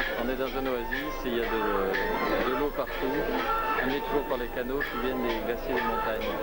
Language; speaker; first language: French; native; French